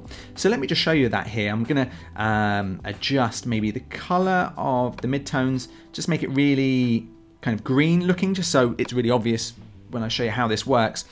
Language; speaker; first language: English; native; English